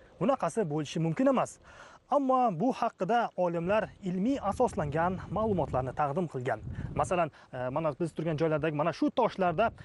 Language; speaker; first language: Uzbek; native; Uzbek